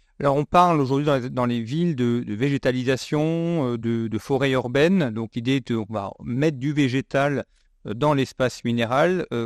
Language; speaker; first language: French; native; French